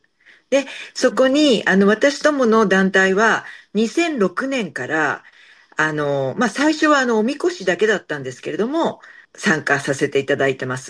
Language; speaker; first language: Japanese; native; Japanese